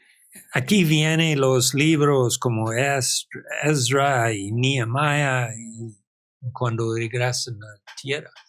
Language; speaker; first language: Spanish; non-native, fluent; English